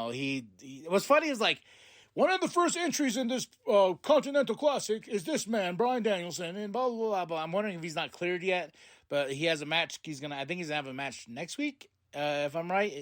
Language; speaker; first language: English; native; English